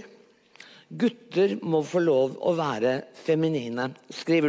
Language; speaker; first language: Norwegian; native; Norwegian